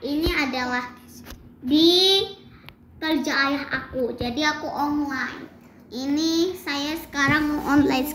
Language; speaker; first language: Indonesian; early bilingual, heritage; Indonesian